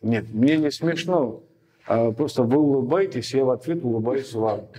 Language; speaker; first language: Russian; native; Russian